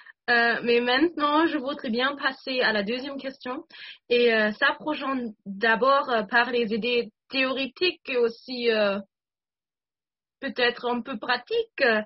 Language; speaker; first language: French; non-native, fluent; German